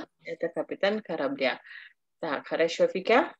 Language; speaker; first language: Russian; non-native, fluent; Indonesian